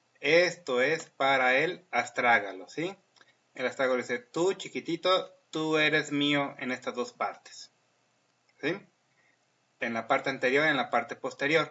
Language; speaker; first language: Spanish; native; Spanish